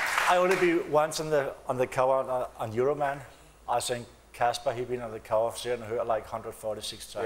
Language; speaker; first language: English; non-native, fluent; Danish